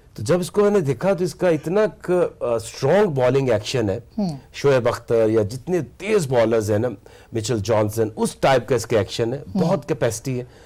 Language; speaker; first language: Urdu; non-native, local second language; Punjabi